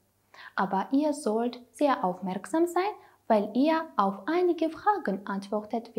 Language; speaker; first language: German; non-native, fluent; Armenian